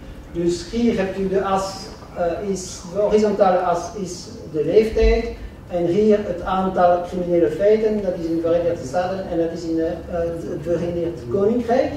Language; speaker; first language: Dutch; non-native, local second language; French